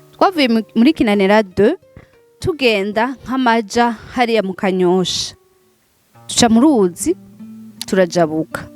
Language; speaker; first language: Rundi; non-native, local second language; Swahili